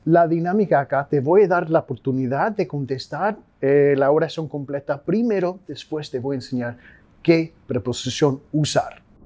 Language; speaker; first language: Spanish; non-native, fluent; English